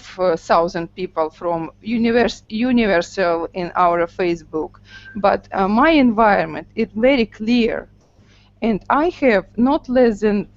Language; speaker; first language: English; non-native, learner; Russian